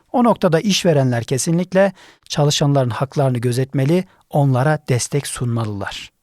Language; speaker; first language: Turkish; native; Turkish